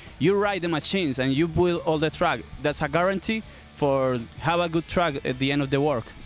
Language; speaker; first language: English; non-native, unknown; Spanish